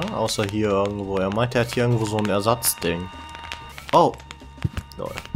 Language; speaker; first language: German; native; German